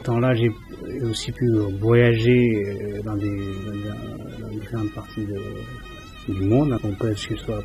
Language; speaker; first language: French; non-native, fluent; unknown